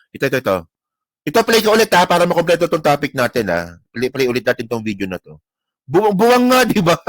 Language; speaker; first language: Filipino; non-native, local second language; Hiligaynon